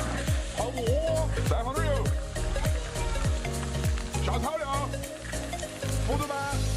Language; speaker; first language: Chinese; native; Chinese